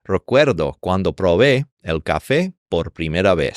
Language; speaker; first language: Spanish; non-native, fluent; English